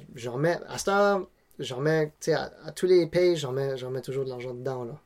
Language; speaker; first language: French; non-native, local second language; Cantonese